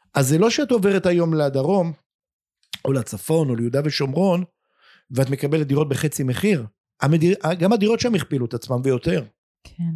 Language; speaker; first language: Hebrew; native; Hebrew